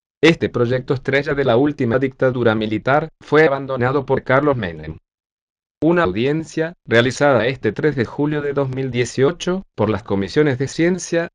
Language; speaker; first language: Spanish; native; Spanish